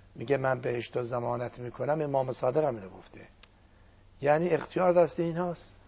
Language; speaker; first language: Persian; non-native, local second language; Azerbaijani